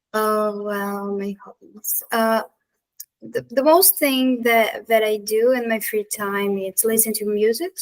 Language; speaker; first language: English; non-native, learner; Portuguese